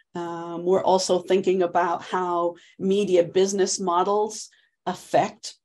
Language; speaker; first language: English; native; English